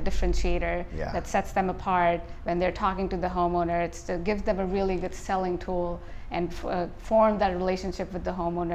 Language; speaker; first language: English; non-native, local second language; Hindi